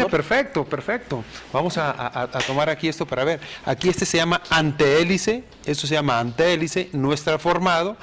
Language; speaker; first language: Spanish; native; Spanish